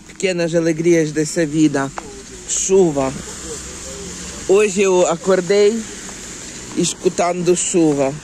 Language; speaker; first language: Portuguese; non-native, local second language; Kabuverdianu